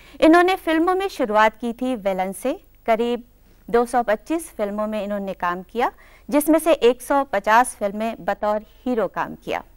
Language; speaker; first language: Hindi; native; Hindi